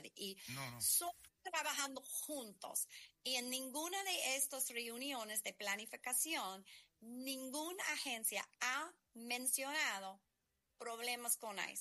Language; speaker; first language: Spanish; non-native, learner; English